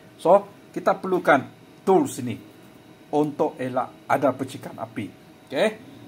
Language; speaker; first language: Malay; non-native, local second language; Chinese